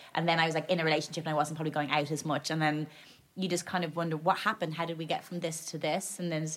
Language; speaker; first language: English; native; English